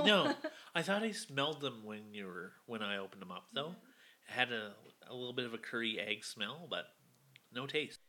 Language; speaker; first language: English; native; English